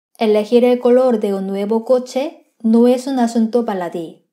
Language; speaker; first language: Spanish; non-native, fluent; Korean